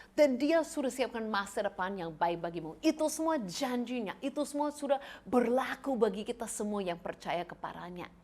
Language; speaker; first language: Indonesian; non-native, fluent; English